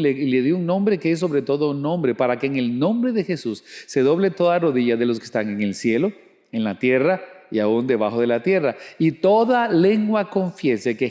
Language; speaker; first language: Spanish; native; Spanish